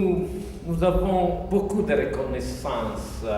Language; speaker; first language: French; non-native, fluent; Italian